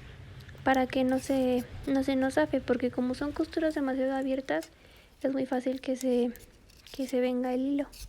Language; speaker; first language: Spanish; native; Spanish